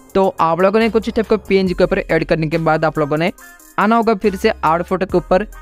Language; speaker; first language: Hindi; non-native, local second language; Odia